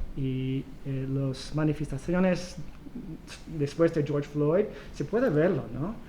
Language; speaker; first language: Spanish; non-native, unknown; English